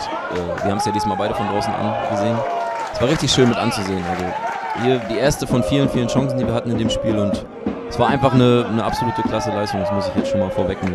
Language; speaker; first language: German; native; German